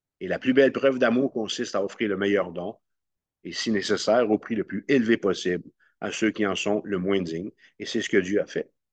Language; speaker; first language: French; native; French